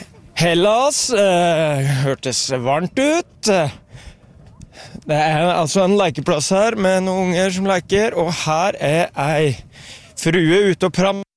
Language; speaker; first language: Norwegian; native; Norwegian